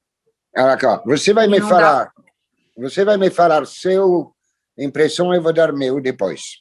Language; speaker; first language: Portuguese; non-native, fluent; French